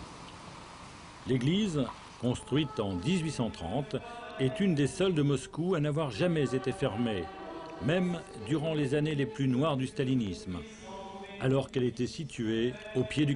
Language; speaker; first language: French; native; French